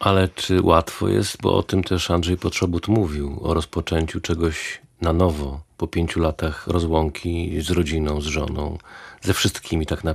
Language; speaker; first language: Polish; native; Polish